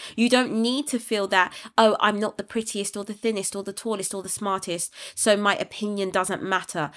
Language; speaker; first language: English; native; English